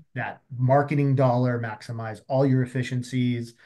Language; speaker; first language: English; native; English